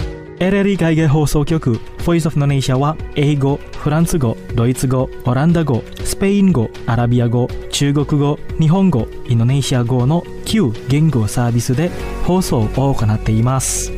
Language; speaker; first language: Japanese; non-native, fluent; Indonesian